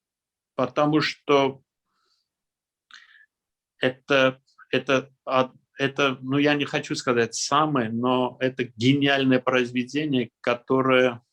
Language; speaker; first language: Russian; non-native, local second language; Armenian